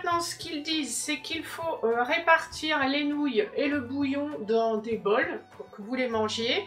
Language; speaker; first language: French; native; French